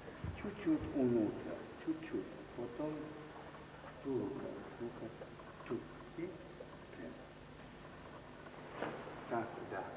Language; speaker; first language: Russian; non-native, learner; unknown